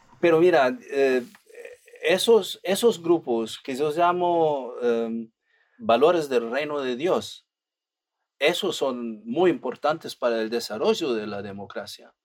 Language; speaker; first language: Spanish; non-native, fluent; German